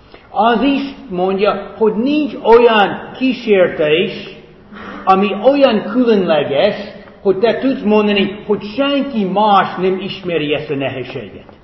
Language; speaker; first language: Hungarian; non-native, fluent; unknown